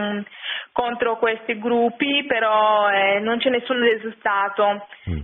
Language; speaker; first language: Italian; non-native, fluent; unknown